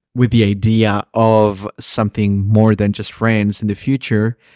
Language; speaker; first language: English; early bilingual, other home language; Spanish